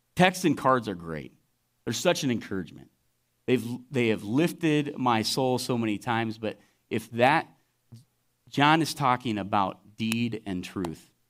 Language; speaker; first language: English; native; English